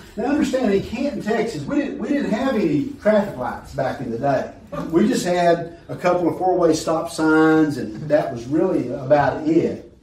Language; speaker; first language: English; native; English